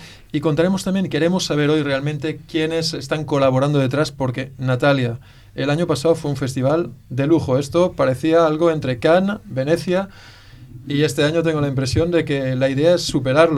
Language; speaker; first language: Spanish; native; Spanish